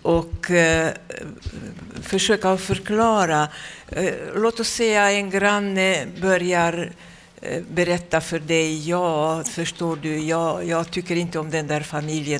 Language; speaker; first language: Swedish; non-native, fluent; Hungarian